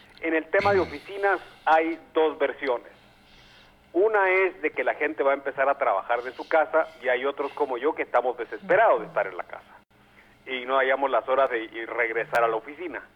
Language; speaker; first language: Spanish; native; Spanish